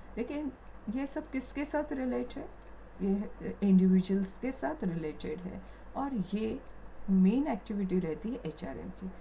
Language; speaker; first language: Hindi; non-native, local second language; Marathi